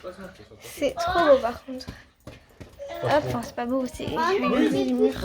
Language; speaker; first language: French; native; French